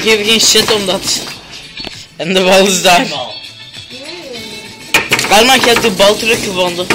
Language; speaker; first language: Dutch; early bilingual, other home language; Turkish